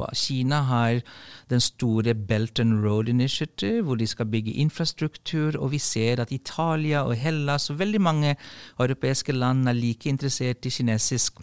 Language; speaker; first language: Norwegian; non-native, fluent; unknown